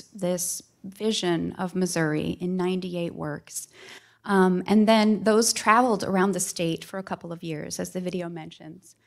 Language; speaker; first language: English; native; English